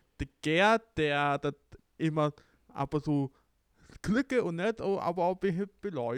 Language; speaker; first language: German; non-native, learner; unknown